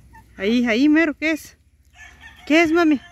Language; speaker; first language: Spanish; native; Spanish